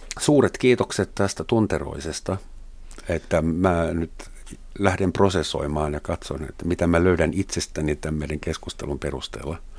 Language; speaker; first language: Finnish; non-native, fluent; German